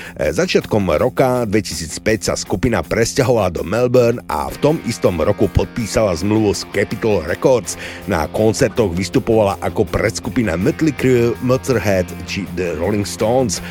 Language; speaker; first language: Slovak; native; Slovak